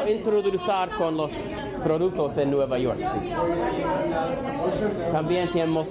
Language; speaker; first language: Spanish; non-native, learner; English